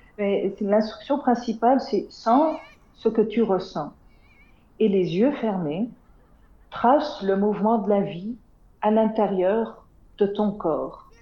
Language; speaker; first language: French; non-native, local second language; Arabic